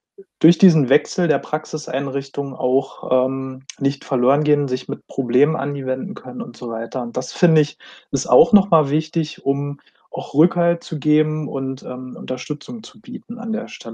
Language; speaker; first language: German; native; German